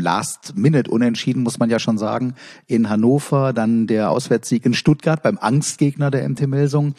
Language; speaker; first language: German; native; German